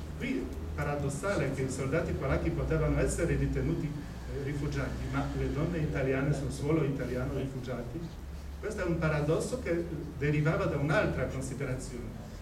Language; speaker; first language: Italian; non-native, fluent; Polish